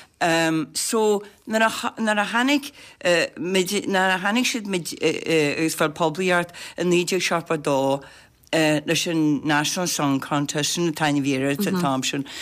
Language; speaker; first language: Irish; native; Irish